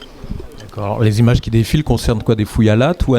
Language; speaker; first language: French; native; French